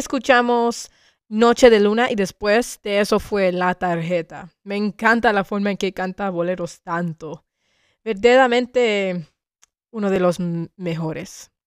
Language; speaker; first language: Spanish; early bilingual, heritage; Spanish